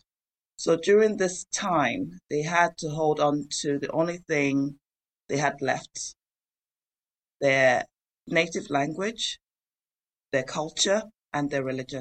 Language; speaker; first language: English; non-native, local second language; Yoruba